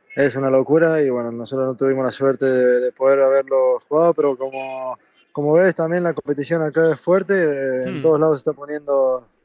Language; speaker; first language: Spanish; native; Spanish